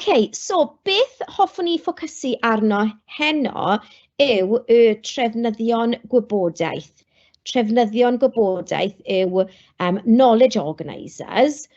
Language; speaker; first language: Welsh; non-native, local second language; English